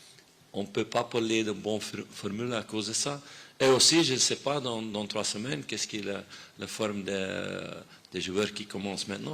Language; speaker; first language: French; non-native, fluent; Dutch